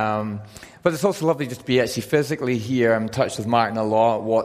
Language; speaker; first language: English; native; English